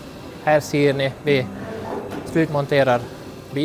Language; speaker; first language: Swedish; non-native, fluent; Hungarian